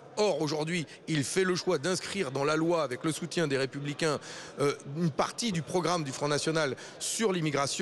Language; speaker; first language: French; native; French